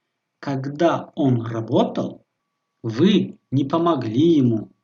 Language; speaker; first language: Russian; non-native, local second language; Tajik